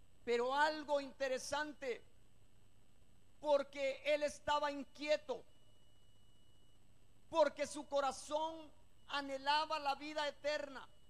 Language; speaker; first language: Spanish; native; Spanish